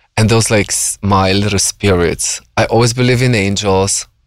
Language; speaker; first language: English; non-native, fluent; Slovenian